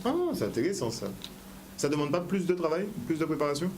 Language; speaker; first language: French; native; French